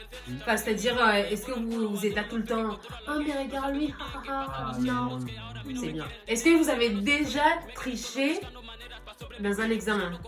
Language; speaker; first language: French; native; French